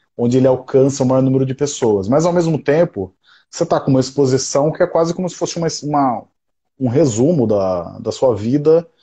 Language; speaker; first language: Portuguese; native; Portuguese